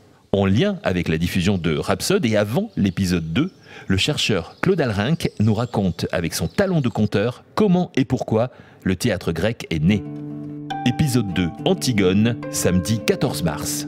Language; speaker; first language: French; native; French